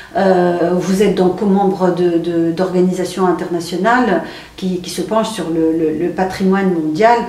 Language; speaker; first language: French; non-native, local second language; Arabic